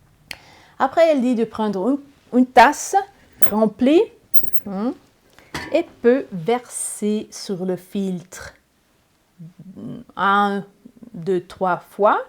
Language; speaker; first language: French; non-native, learner; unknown